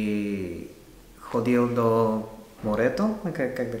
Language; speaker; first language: Bulgarian; non-native, learner; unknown